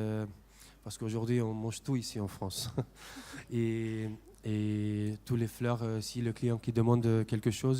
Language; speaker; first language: French; non-native, fluent; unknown